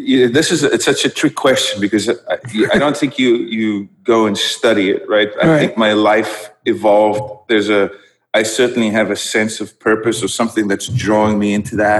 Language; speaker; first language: English; non-native, local second language; Dutch